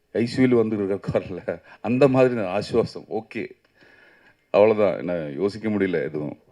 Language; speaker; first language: Tamil; non-native, learner; Malayalam